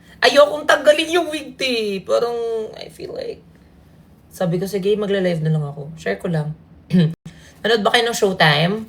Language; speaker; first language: Filipino; non-native, local second language; Cebuano